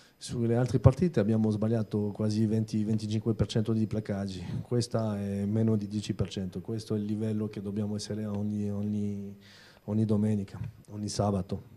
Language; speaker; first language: Italian; non-native, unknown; French